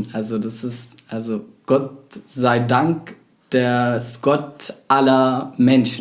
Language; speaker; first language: German; non-native, fluent; Arabic